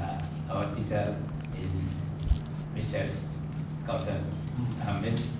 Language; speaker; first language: English; non-native, learner; Bangla